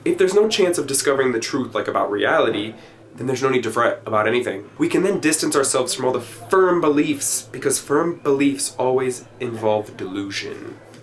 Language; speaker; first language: English; native; English